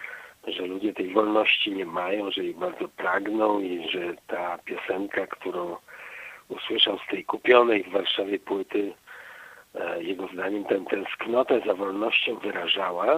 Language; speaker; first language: Polish; native; Polish